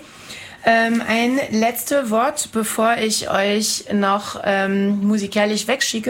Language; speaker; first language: German; non-native, fluent; French